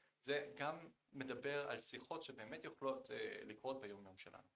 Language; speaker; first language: Hebrew; non-native, fluent; Korean